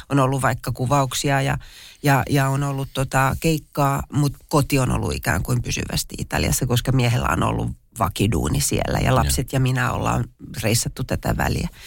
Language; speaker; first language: Finnish; native; Finnish